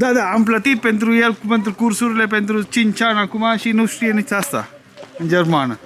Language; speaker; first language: Romanian; non-native, learner; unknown